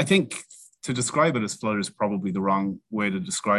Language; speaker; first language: English; native; English